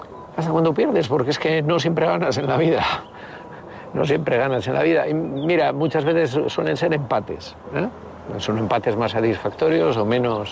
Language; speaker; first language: Spanish; native; Spanish